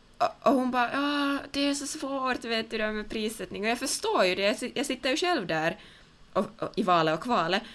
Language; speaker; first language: Swedish; native; Swedish